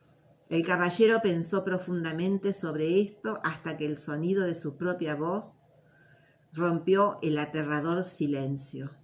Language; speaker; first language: Spanish; native; Spanish